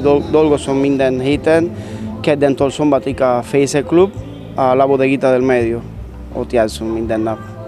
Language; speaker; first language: Hungarian; non-native, learner; Spanish